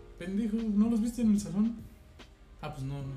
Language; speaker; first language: Spanish; native; Spanish